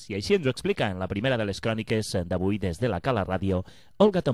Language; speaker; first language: Catalan; native; Catalan